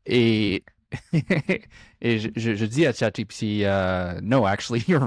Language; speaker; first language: French; non-native, local second language; English